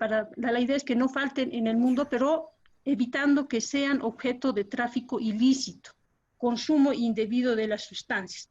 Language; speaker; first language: Spanish; native; Spanish